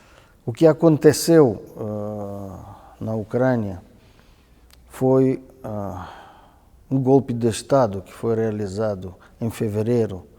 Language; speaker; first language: Portuguese; non-native, fluent; Russian